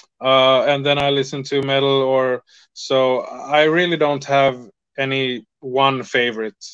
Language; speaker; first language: English; non-native, fluent; Swedish